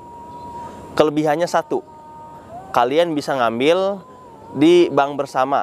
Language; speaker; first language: Indonesian; native; Indonesian